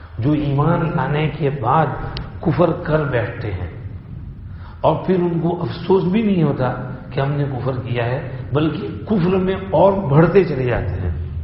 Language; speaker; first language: Urdu; non-native, local second language; Gujarati